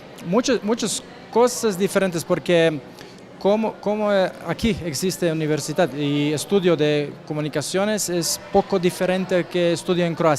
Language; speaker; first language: Spanish; non-native, learner; Croatian